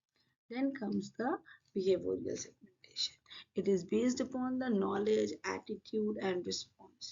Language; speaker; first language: English; non-native, local second language; Hindi